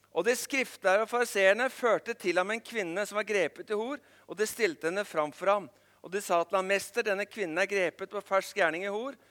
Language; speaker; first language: Swedish; non-native, learner; Norwegian